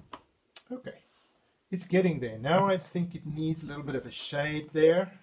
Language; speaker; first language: English; non-native, fluent; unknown